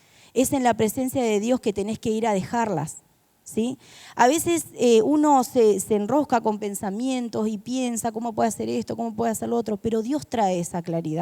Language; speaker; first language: Spanish; native; Spanish